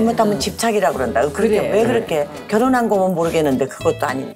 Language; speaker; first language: Korean; native; Korean